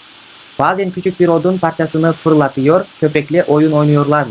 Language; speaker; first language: Turkish; non-native, fluent; Kyrgyz